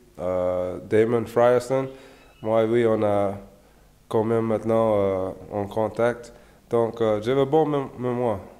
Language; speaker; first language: French; non-native, learner; English